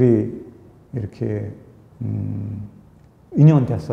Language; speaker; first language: Korean; early bilingual, heritage; Korean